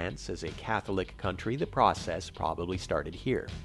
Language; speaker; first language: English; native; English